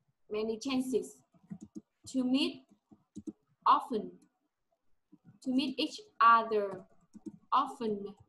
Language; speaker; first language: English; non-native, fluent; Vietnamese